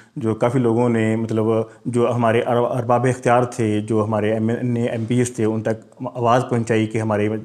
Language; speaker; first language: Urdu; non-native, local second language; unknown